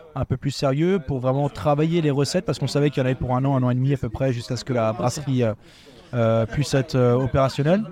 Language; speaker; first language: French; native; French